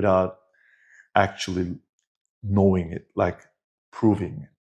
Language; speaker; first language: English; non-native, fluent; Turkish